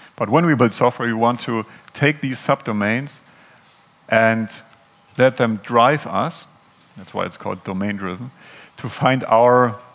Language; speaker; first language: English; non-native, fluent; German